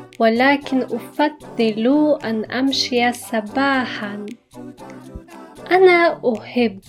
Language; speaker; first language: Arabic; non-native, fluent; Polish